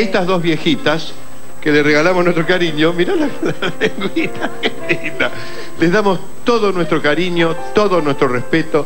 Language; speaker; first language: Spanish; native; Spanish